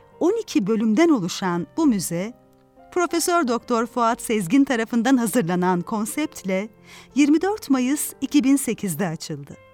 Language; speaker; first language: Turkish; native; Turkish